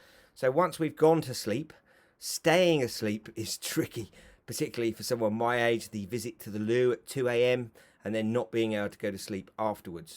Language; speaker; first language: English; native; English